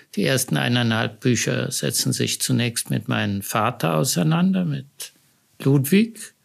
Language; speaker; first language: German; native; German